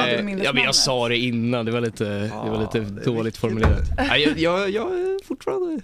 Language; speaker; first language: Swedish; native; Swedish